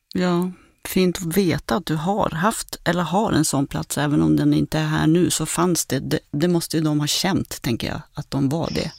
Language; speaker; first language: Swedish; native; Swedish